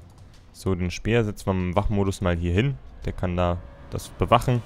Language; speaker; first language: German; native; German